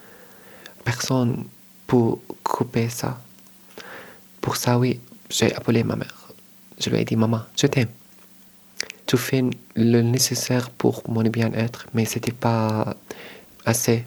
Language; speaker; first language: French; non-native, learner; Arabic